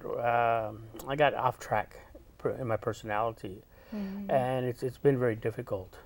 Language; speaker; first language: English; native; English